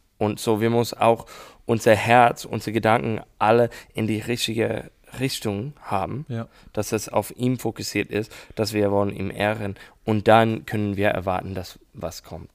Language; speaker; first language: German; non-native, learner; English